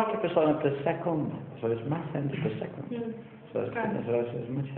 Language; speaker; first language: Spanish; non-native, learner; English